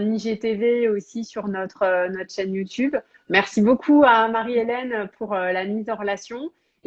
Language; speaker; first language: French; native; French